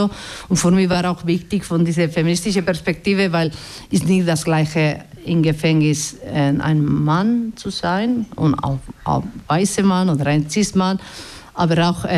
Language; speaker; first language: German; non-native, fluent; Basque